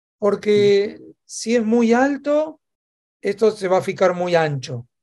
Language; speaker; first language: Spanish; native; Spanish